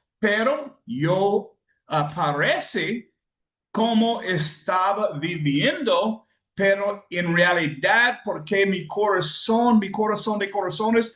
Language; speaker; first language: Spanish; non-native, learner; English